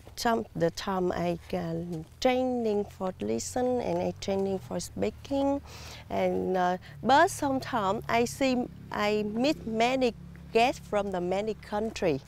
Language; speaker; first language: English; non-native, learner; Vietnamese